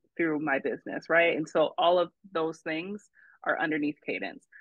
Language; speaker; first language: English; native; English